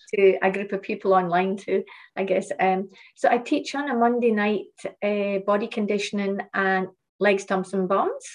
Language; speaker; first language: English; native; English